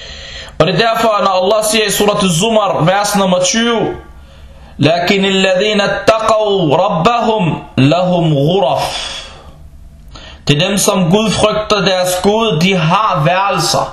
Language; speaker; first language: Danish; non-native, fluent; Arabic